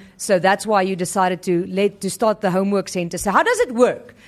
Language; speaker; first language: English; non-native, local second language; Afrikaans